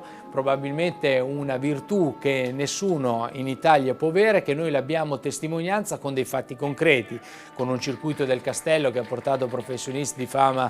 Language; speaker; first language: Italian; native; Italian